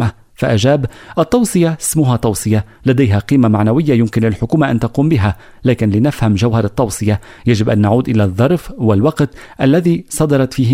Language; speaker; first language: Arabic; native; Arabic